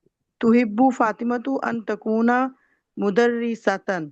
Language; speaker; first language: Arabic; non-native, learner; Urdu